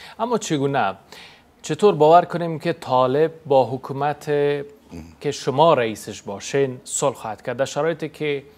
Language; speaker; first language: Persian; native; Persian